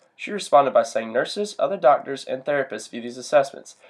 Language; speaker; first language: English; native; English